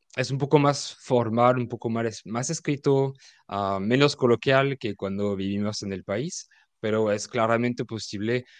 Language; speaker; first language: Spanish; non-native, fluent; French